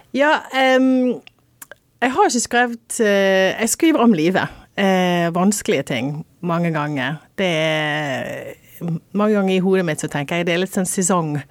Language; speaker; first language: Norwegian; non-native, fluent; English